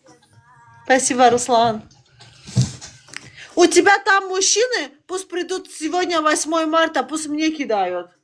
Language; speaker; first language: Russian; non-native, local second language; Azerbaijani